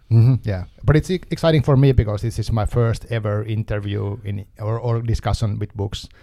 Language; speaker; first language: English; non-native, fluent; Finnish